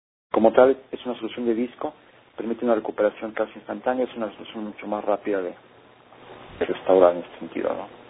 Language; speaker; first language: Spanish; native; Spanish